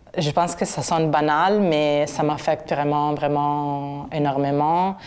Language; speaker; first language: French; non-native, fluent; Italian